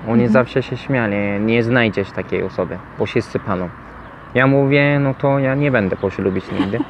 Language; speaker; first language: Polish; non-native, learner; Turkish